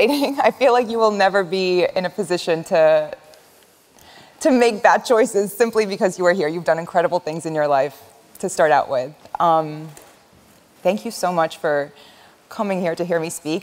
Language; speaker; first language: English; early bilingual, other home language; Arabic